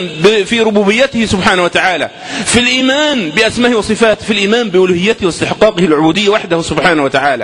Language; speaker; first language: Arabic; native; Arabic